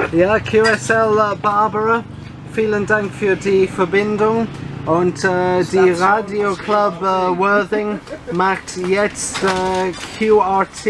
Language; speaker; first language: German; non-native, learner; English